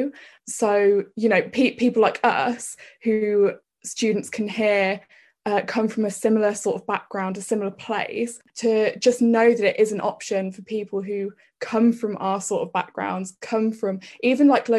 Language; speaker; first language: English; native; English